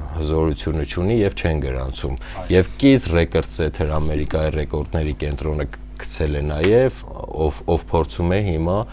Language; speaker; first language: Armenian; native; Armenian